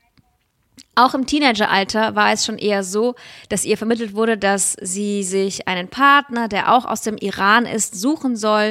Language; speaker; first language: German; early bilingual, other home language; Russian